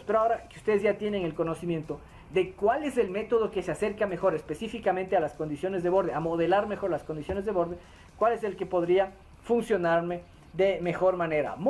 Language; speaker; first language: Spanish; native; Spanish